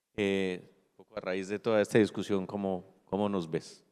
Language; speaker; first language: Spanish; native; Spanish